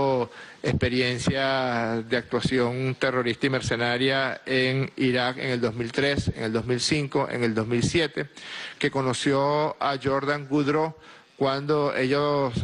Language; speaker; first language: Spanish; native; Spanish